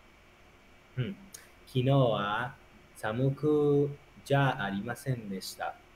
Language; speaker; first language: Japanese; non-native, learner; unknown